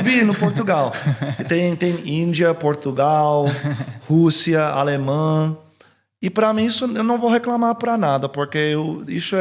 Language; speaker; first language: Portuguese; early bilingual, heritage; English